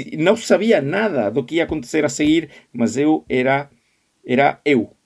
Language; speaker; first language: Portuguese; non-native, fluent; Spanish